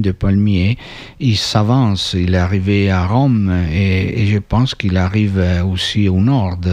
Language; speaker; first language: French; non-native, fluent; Italian